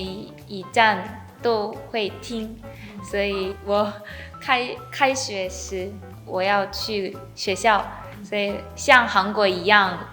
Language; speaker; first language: Chinese; non-native, learner; Korean